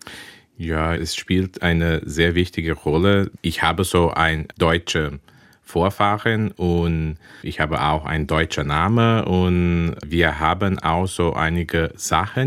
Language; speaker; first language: German; early bilingual, heritage; German